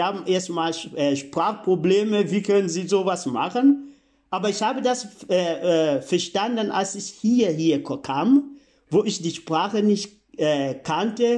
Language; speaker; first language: German; non-native, fluent; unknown